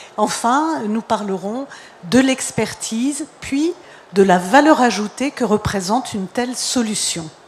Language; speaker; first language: French; native; French